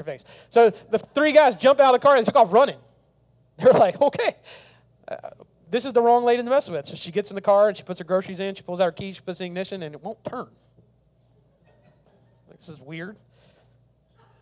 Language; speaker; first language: English; native; English